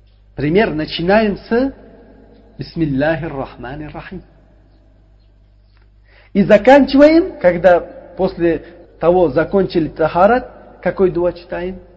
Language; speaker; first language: Russian; non-native, learner; Uzbek